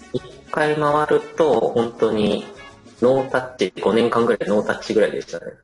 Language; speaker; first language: Japanese; native; Japanese